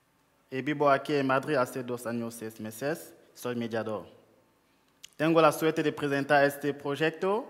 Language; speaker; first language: Spanish; non-native, fluent; French